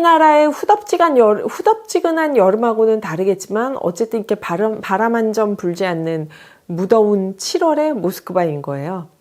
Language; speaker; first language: Korean; native; Korean